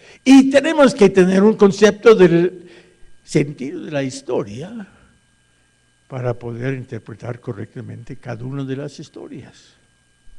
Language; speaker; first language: Spanish; non-native, fluent; English